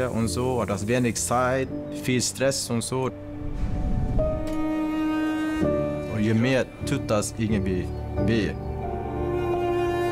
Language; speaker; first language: German; non-native, learner; Swedish